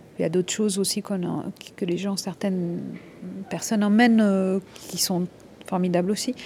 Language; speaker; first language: French; non-native, local second language; Arabic